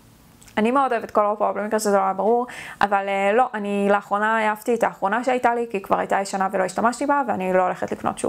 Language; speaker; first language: Hebrew; native; Hebrew